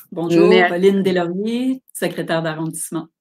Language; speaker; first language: French; native; French